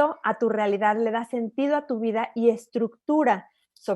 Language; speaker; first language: Spanish; native; Spanish